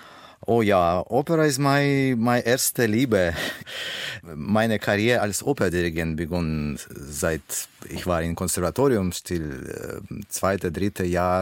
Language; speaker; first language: German; non-native, learner; Russian